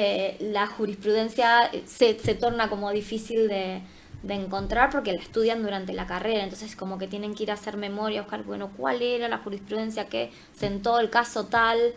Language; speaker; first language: Spanish; native; Spanish